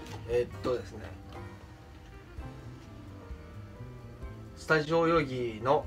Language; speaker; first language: Japanese; native; Japanese